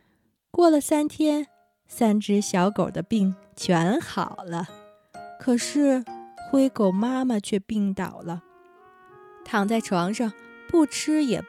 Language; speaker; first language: Chinese; native; Chinese